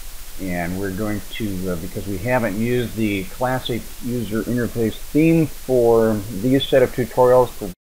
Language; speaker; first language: English; native; English